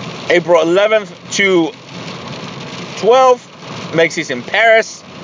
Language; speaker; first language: English; early bilingual, other home language; Spanish